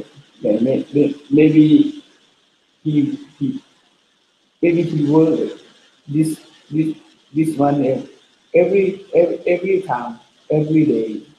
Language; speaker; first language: English; non-native, learner; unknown